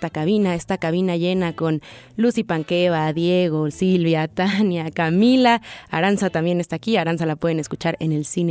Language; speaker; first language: Spanish; native; Spanish